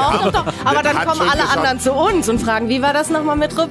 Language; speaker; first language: German; native; German